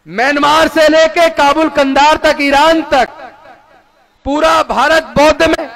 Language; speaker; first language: Hindi; native; Hindi